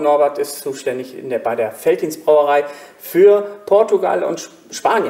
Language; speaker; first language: German; native; German